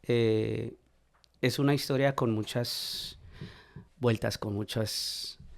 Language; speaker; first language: Spanish; early bilingual, heritage; Spanish